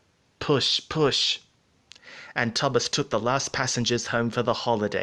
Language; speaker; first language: English; native; English